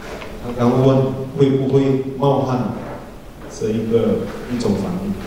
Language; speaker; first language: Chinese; early bilingual, heritage; Indonesian